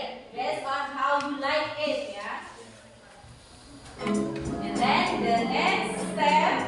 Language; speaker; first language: English; non-native, learner; Indonesian